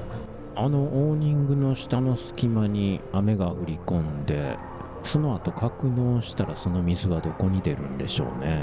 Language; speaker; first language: Japanese; native; Japanese